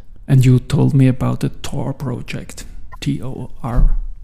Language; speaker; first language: English; non-native, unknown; German